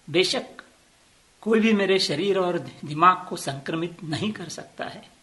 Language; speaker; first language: Hindi; non-native, local second language; Marathi